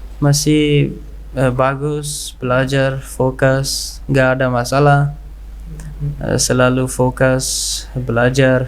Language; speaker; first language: Indonesian; non-native, learner; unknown